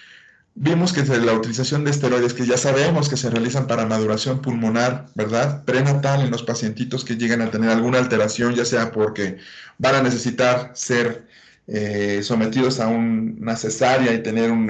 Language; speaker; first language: Spanish; native; Spanish